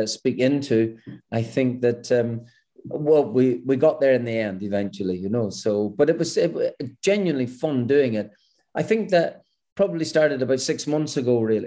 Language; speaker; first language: English; native; English